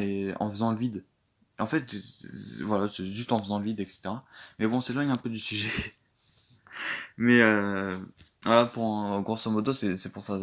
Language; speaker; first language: French; native; French